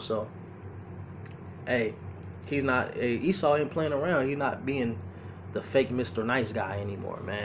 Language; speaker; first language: English; native; English